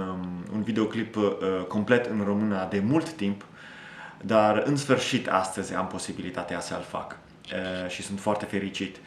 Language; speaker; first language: Romanian; non-native, fluent; Italian